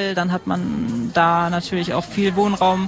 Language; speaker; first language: German; native; German